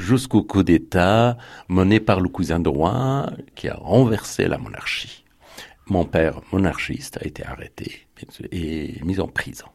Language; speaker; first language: French; non-native, fluent; Persian